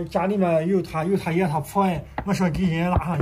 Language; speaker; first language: Chinese; native; Chinese